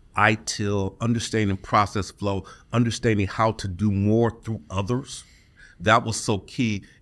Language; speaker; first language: English; native; English